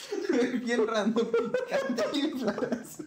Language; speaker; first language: Spanish; native; Spanish